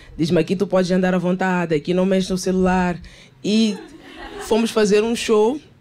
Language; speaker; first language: Portuguese; native; Portuguese